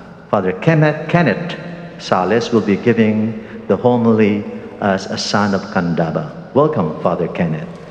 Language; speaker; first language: English; non-native, local second language; Pampanga